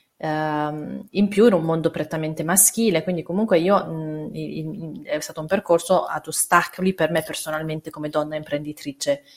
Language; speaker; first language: Italian; early bilingual, other home language; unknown